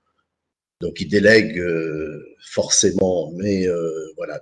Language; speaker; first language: French; native; French